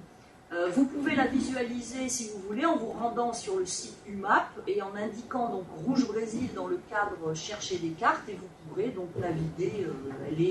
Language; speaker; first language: French; native; French